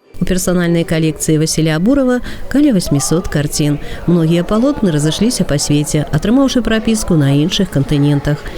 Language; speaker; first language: Belarusian; native; Belarusian